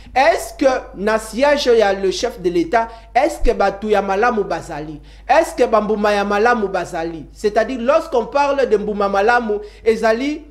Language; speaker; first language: Lingala; native; Lingala